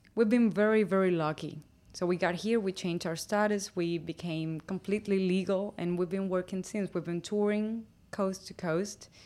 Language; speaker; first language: English; non-native, fluent; Spanish